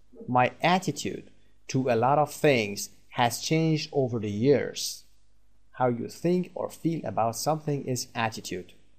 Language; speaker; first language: English; non-native, fluent; Persian